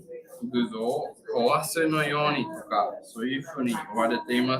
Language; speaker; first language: Japanese; non-native, learner; English